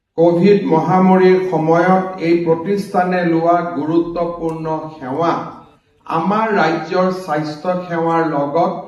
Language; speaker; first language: Hindi; non-native, local second language; Assamese